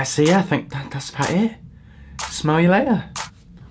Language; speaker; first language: English; native; English